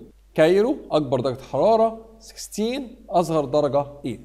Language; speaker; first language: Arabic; native; Arabic